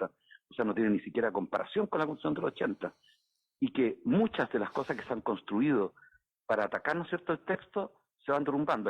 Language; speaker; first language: Spanish; native; Spanish